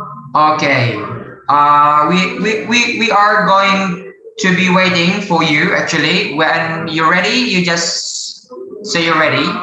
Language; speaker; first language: English; non-native, learner; Indonesian